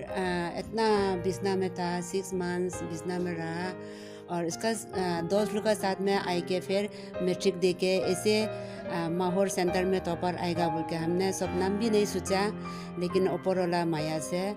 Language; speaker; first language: Hindi; non-native, local second language; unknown